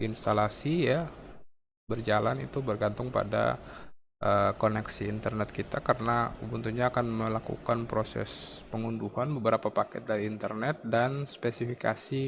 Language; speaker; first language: Indonesian; native; Indonesian